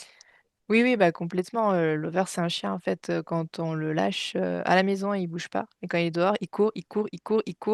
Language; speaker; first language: French; native; French